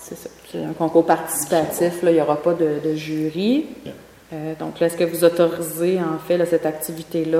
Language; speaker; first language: French; native; French